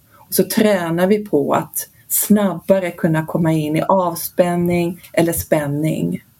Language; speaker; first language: Swedish; early bilingual, heritage; Swedish